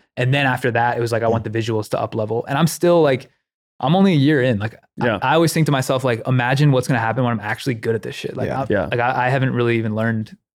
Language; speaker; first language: English; native; English